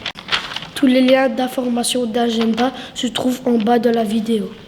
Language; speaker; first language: French; native; French